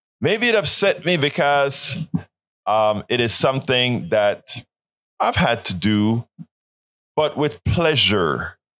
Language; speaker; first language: English; non-native, fluent; Spanish